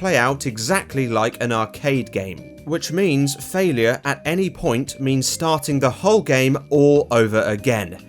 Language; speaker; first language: English; native; English